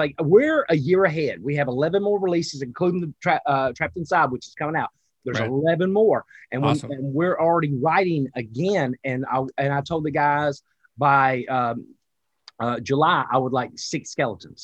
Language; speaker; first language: English; native; English